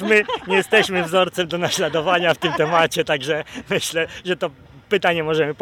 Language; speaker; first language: Polish; native; Polish